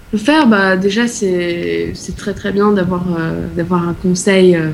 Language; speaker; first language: French; early bilingual, other home language; Portuguese